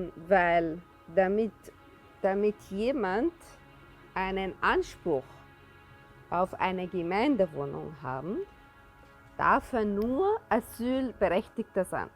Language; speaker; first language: German; non-native, fluent; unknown